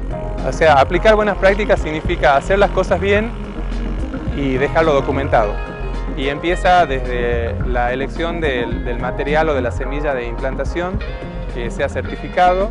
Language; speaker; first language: Spanish; native; Spanish